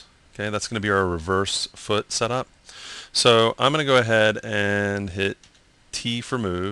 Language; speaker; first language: English; native; English